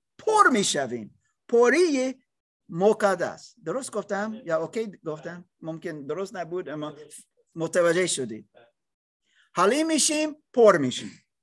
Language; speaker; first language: Persian; non-native, learner; English